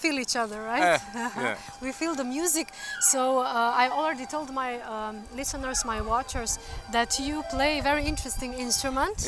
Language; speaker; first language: English; non-native, fluent; Slovenian